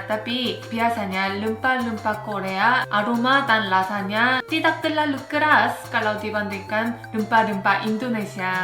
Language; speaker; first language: Indonesian; non-native, fluent; Korean